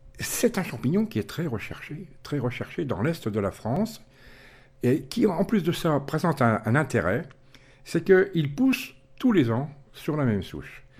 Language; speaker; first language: French; native; French